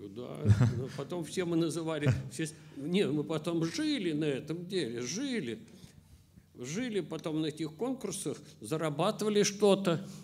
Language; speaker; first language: Russian; native; Russian